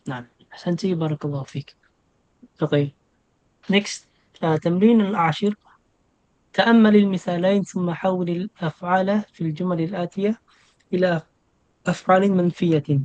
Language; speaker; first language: Arabic; non-native, fluent; Filipino